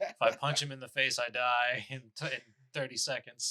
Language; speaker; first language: English; native; English